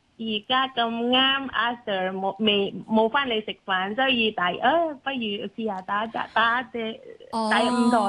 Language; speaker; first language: Cantonese; non-native, local second language; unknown